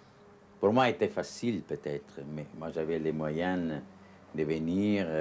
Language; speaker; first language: French; non-native, learner; Italian